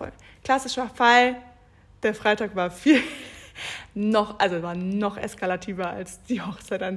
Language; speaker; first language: German; native; German